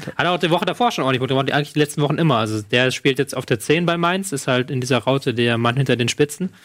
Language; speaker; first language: German; native; German